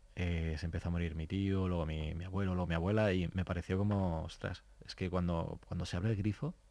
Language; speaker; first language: Spanish; native; Spanish